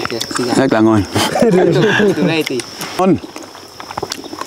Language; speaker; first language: Vietnamese; non-native, learner; Portuguese